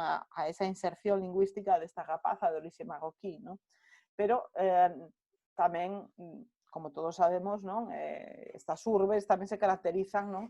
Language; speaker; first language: Galician; non-native, local second language; Spanish